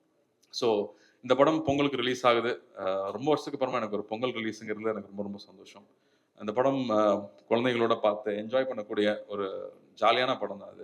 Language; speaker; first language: Tamil; native; Tamil